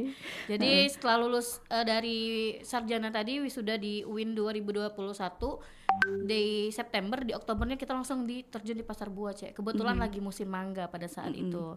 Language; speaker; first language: Indonesian; native; Indonesian